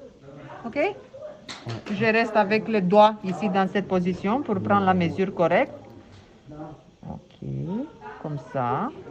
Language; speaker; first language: French; non-native, fluent; Romanian